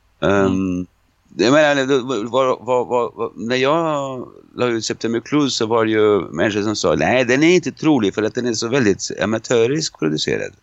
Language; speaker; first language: Swedish; non-native, fluent; Italian